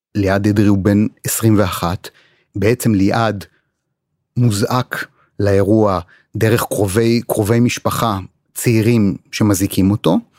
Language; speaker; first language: Hebrew; native; Hebrew